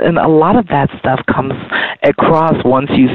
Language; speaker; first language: English; native; English